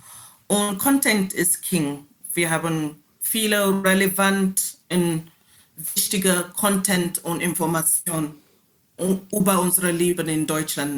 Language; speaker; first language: German; non-native, learner; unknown